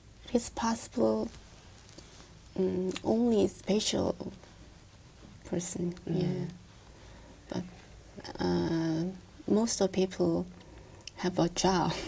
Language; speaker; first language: English; non-native, learner; Korean